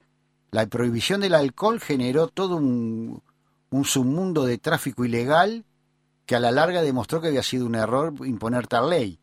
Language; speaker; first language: Spanish; native; Spanish